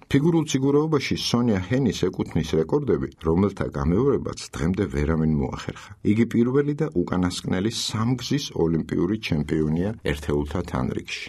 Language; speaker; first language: Georgian; native; Georgian